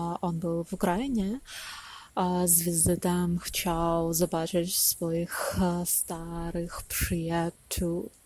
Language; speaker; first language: Polish; non-native, learner; Ukrainian